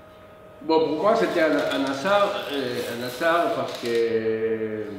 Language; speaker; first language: French; non-native, fluent; Spanish